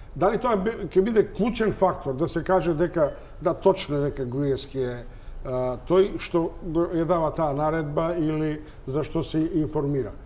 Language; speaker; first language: Macedonian; native; Macedonian